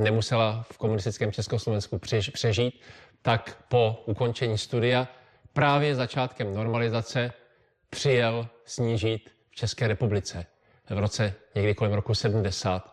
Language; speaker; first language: Czech; native; Czech